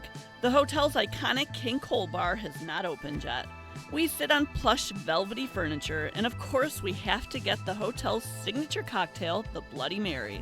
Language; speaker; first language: English; native; English